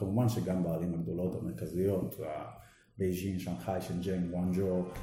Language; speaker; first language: Hebrew; native; Hebrew